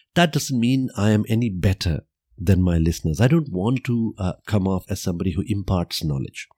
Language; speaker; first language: English; non-native, local second language; Gujarati